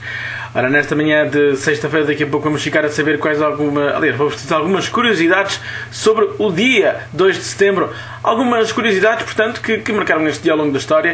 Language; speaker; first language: Portuguese; native; Portuguese